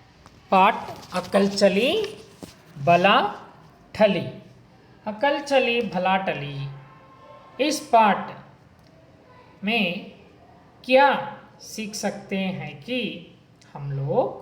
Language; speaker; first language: Hindi; non-native, local second language; Kannada